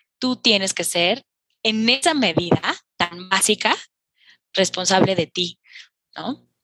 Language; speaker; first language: Spanish; native; Spanish